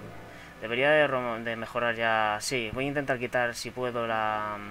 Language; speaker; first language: Spanish; native; Spanish